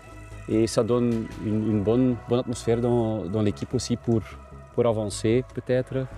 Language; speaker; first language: French; non-native, local second language; Dutch